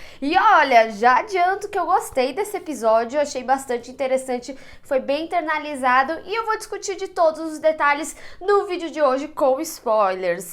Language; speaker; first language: Portuguese; native; Portuguese